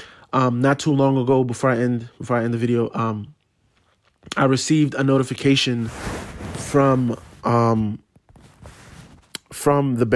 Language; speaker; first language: English; native; English